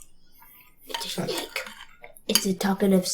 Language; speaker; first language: English; native; English